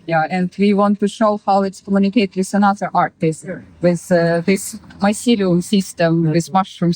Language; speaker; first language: English; non-native, learner; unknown